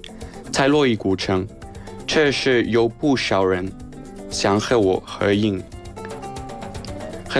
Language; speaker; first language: Chinese; non-native, learner; Spanish